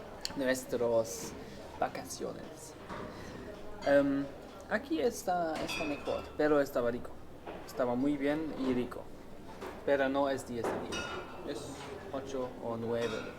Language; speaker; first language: Spanish; non-native, learner; German